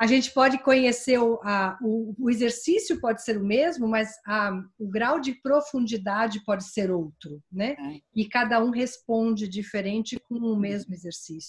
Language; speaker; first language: Portuguese; native; Portuguese